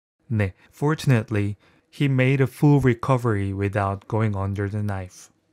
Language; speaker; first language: English; non-native, fluent; Korean